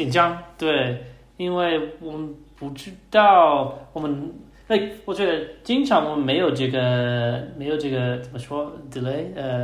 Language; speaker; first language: Chinese; non-native, learner; English